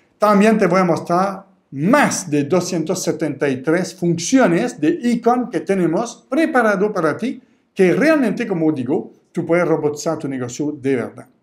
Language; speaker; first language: Spanish; non-native, fluent; French